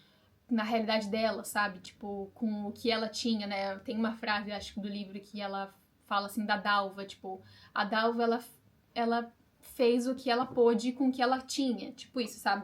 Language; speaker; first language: Portuguese; native; Portuguese